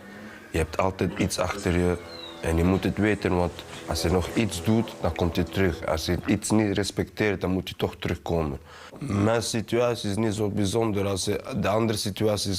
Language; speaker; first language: Dutch; early bilingual, other home language; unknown